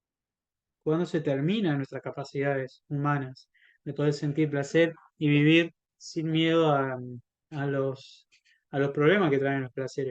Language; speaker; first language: Spanish; native; Spanish